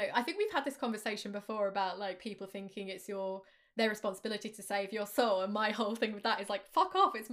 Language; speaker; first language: English; native; English